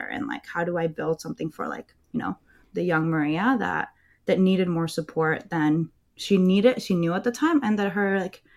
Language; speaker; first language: English; early bilingual, other home language; Spanish